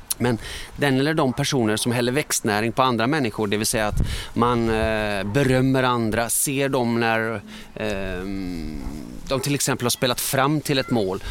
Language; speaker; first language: Swedish; early bilingual, other home language; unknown